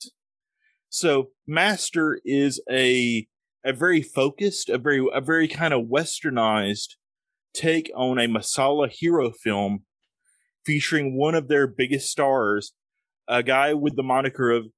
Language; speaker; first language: English; native; English